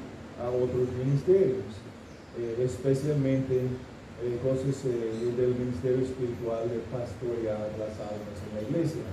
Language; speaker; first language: Spanish; non-native, fluent; English